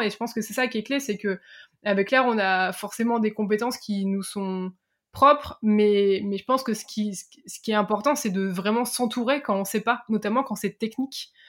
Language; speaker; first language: French; native; French